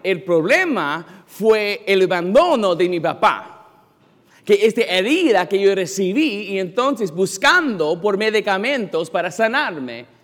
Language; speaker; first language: Spanish; non-native, learner; English